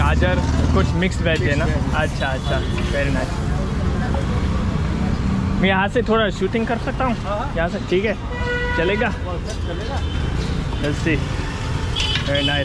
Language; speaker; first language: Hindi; non-native, learner; English